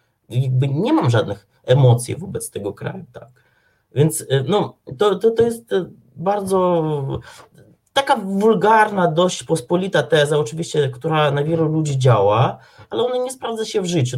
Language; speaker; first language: Polish; non-native, fluent; Ukrainian